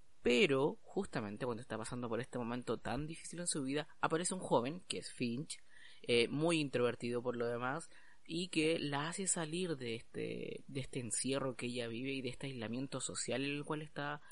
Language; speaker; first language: Spanish; native; Spanish